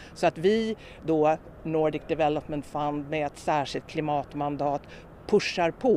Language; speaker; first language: Swedish; native; Swedish